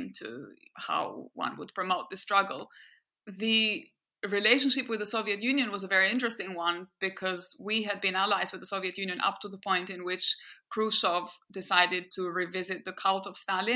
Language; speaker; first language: English; non-native, fluent; French